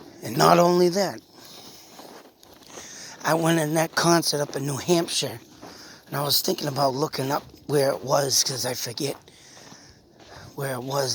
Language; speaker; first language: English; native; English